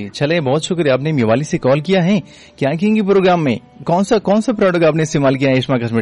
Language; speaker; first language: Hindi; non-native, local second language; Pashto